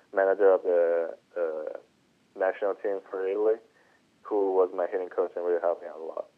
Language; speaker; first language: English; non-native, fluent; Italian